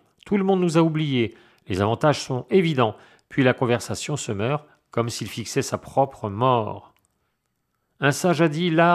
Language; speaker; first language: French; native; French